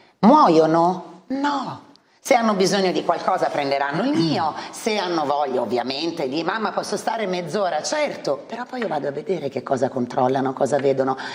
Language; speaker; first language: Italian; native; Italian